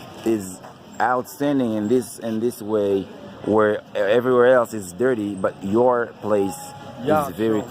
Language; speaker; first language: English; non-native, local second language; Haitian Creole